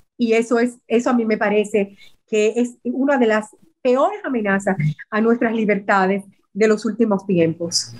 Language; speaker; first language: Spanish; native; Spanish